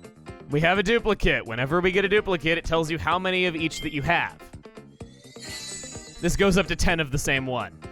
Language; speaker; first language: English; native; English